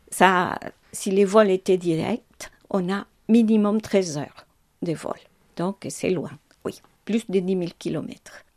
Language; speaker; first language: French; non-native, fluent; Spanish